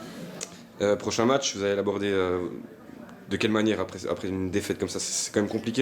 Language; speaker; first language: French; native; French